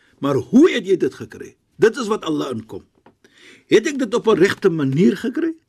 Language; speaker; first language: Afrikaans; non-native, fluent; Arabic